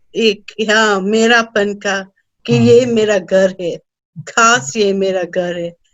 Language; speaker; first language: Hindi; early bilingual, heritage; Hindi